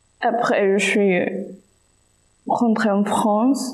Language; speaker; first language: French; non-native, fluent; Spanish